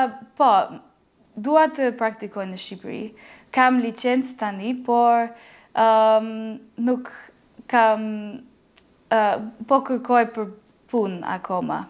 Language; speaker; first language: Albanian; non-native, learner; English